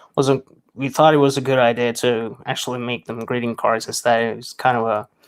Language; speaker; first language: English; non-native, fluent; Norwegian